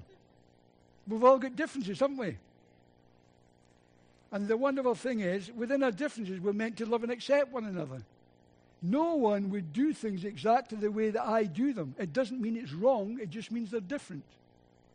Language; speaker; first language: English; native; English